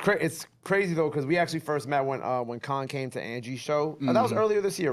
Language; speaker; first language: English; native; English